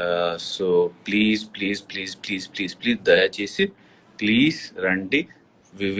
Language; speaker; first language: Telugu; non-native, learner; Hindi